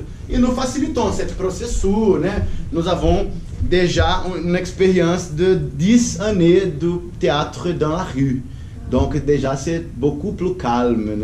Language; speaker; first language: French; non-native, learner; Portuguese